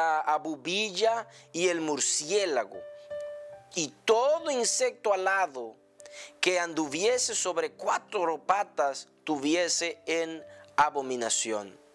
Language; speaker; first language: Spanish; native; Spanish